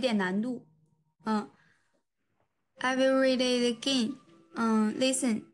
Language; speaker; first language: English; non-native, learner; Chinese